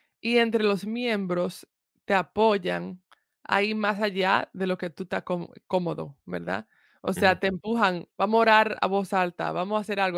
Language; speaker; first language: Spanish; early bilingual, heritage; Spanish